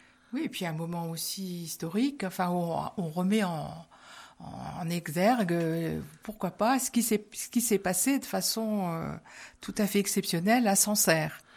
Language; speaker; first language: French; native; French